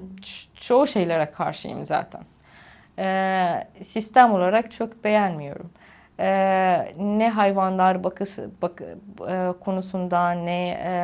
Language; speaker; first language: Turkish; non-native, fluent; Arabic